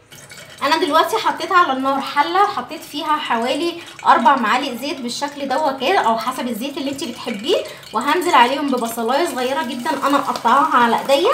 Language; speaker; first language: Arabic; native; Arabic